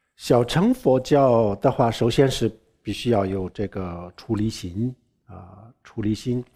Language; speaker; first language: Chinese; non-native, local second language; Tibetan